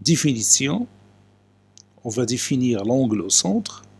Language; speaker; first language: French; non-native, local second language; Arabic